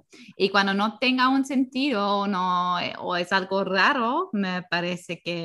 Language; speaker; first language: Spanish; non-native, fluent; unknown